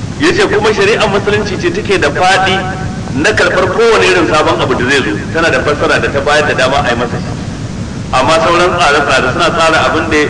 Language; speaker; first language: Hausa; native; Hausa